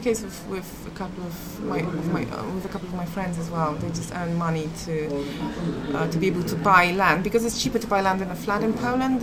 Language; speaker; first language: English; non-native, fluent; Polish